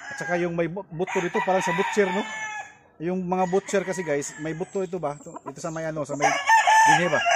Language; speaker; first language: Filipino; non-native, local second language; Cebuano